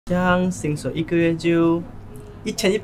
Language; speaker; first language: Chinese; native; Chinese